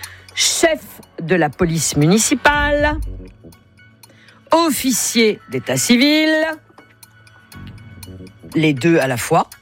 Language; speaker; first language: French; native; French